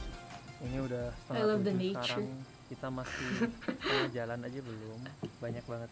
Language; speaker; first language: Indonesian; native; Indonesian